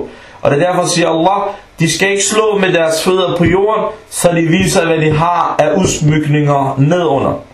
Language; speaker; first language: Danish; non-native, local second language; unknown